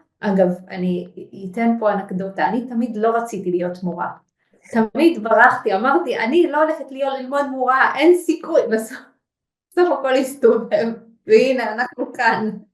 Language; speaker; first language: Hebrew; non-native, local second language; Arabic